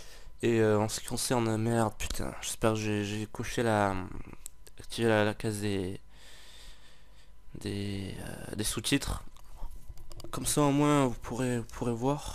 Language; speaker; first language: French; native; French